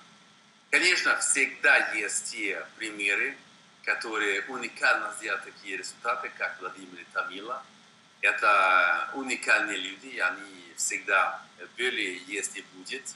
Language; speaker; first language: Russian; non-native, fluent; Swedish